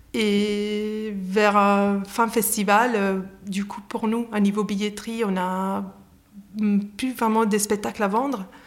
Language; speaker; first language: French; non-native, fluent; Italian